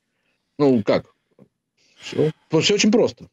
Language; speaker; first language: Russian; native; Russian